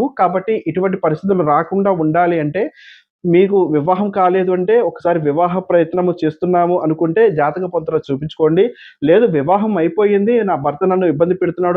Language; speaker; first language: Telugu; native; Telugu